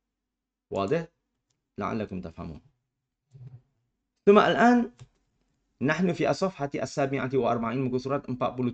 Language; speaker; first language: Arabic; non-native, fluent; Malay